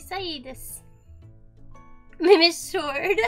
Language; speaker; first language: Japanese; non-native, learner; English